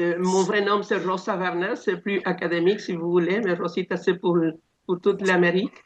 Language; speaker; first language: French; non-native, fluent; Spanish